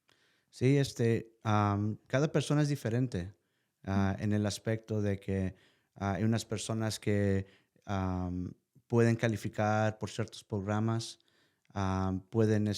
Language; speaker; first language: Spanish; early bilingual, heritage; Spanish